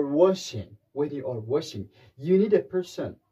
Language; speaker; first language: English; non-native, local second language; Amharic